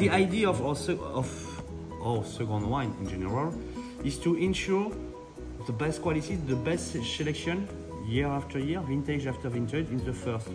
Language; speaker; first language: English; non-native, fluent; French